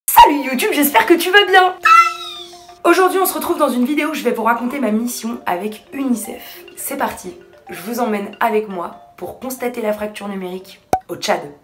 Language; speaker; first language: French; native; French